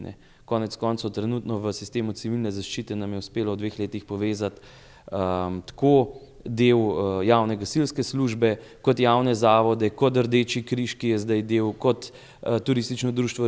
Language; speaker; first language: Slovenian; native; Slovenian